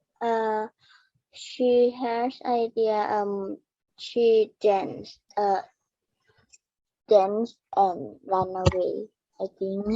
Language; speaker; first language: English; non-native, learner; Thai